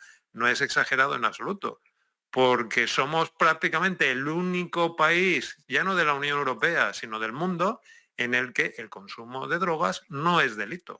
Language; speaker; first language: Spanish; native; Spanish